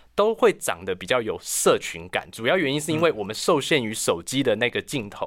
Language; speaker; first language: Chinese; native; Chinese